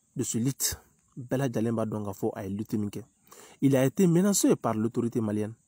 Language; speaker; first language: French; non-native, local second language; Bambara